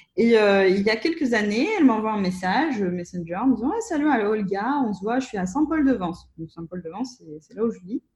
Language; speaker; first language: French; non-native, fluent; Russian